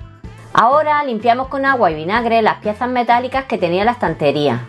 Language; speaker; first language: Spanish; native; Spanish